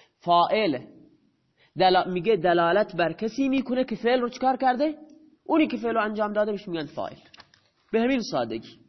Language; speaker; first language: Persian; non-native, local second language; Baluchi